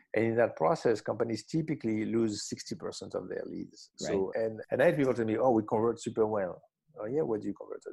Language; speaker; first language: English; non-native, fluent; French